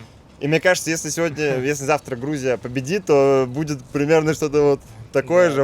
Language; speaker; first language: Russian; native; Russian